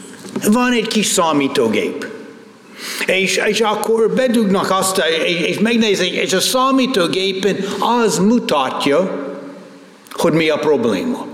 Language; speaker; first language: Hungarian; non-native, fluent; English